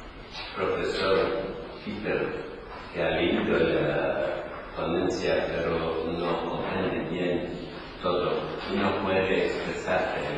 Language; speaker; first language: Spanish; non-native, learner; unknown